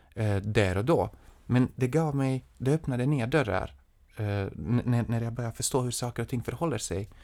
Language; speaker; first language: Swedish; non-native, fluent; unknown